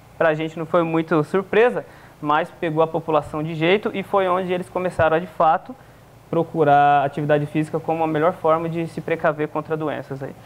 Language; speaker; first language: Portuguese; native; Portuguese